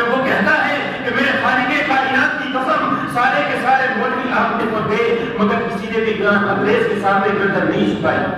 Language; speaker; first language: Urdu; native; Urdu